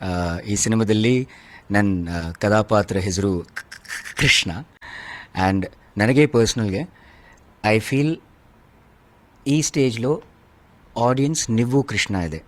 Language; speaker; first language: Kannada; non-native, learner; Malayalam